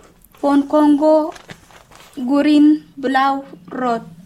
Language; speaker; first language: German; non-native, learner; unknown